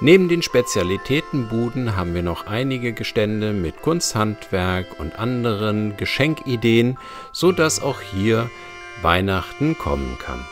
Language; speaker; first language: German; native; German